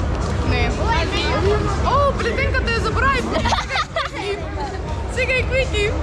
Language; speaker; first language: Macedonian; native; Macedonian